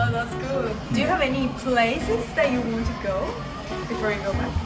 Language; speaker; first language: English; non-native, fluent; Japanese